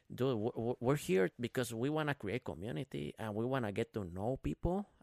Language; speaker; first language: English; non-native, fluent; Spanish